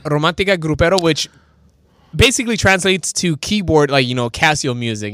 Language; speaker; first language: English; early bilingual, other home language; Spanish